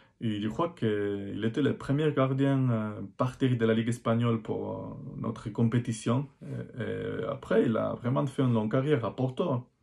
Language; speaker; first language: French; non-native, fluent; Spanish